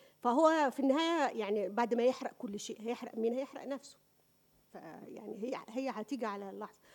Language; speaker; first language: Arabic; native; Arabic